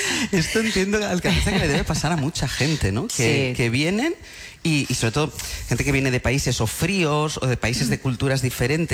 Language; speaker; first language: Spanish; native; Spanish